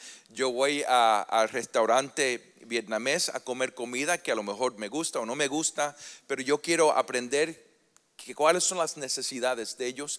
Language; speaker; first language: Spanish; early bilingual, heritage; Spanish